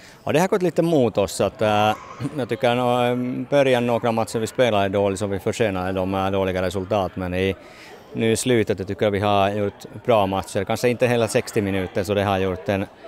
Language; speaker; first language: Swedish; non-native, fluent; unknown